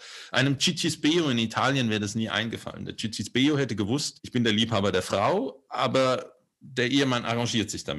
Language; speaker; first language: German; native; German